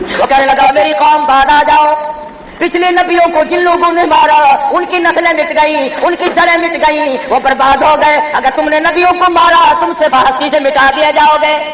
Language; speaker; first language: Urdu; non-native, local second language; Saraiki